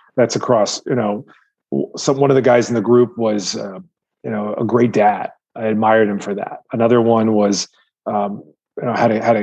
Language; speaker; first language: English; native; English